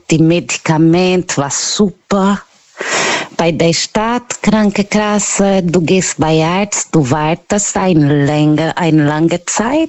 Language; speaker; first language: German; non-native, learner; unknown